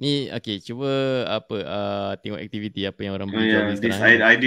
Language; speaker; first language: Malay; native; Malay